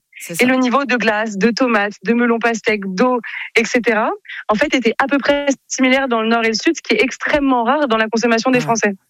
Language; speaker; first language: French; native; French